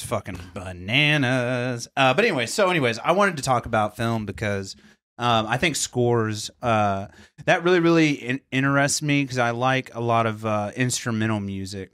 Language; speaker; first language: English; native; English